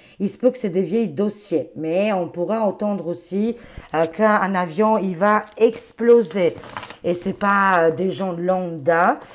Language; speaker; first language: French; non-native, fluent; Albanian